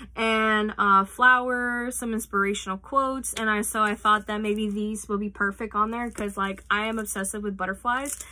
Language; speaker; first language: English; native; English